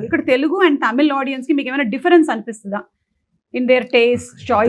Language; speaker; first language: Telugu; native; Telugu